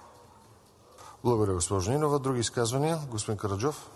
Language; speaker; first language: Bulgarian; native; Bulgarian